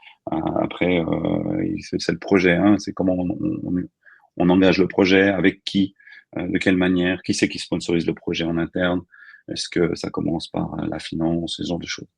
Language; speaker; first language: French; native; French